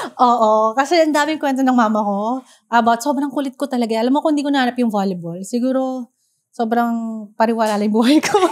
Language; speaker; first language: Filipino; non-native, local second language; Hiligaynon